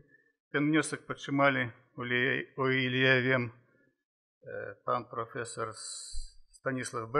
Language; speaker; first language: Polish; non-native, fluent; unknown